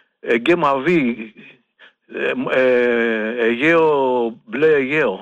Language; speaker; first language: Greek; native; Greek